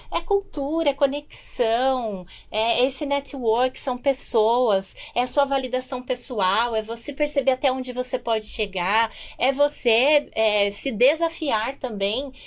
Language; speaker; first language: Portuguese; native; Portuguese